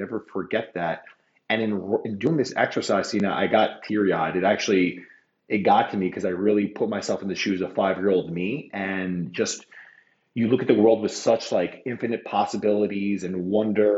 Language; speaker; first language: English; native; English